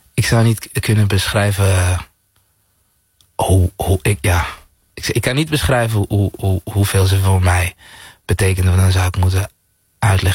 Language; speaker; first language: Dutch; native; Dutch